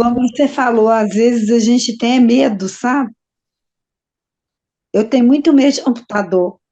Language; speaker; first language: Portuguese; native; Portuguese